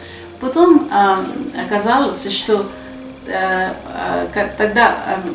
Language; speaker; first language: Russian; non-native, fluent; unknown